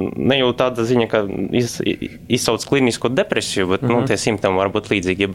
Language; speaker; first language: Latvian; non-native, local second language; Russian